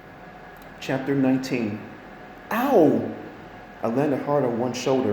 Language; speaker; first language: English; native; English